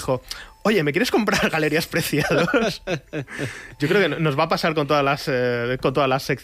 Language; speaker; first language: Spanish; native; Spanish